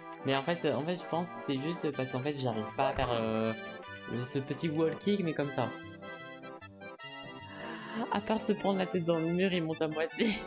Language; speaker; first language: French; native; French